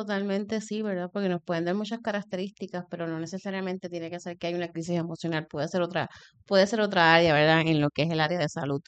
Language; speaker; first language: Spanish; native; Spanish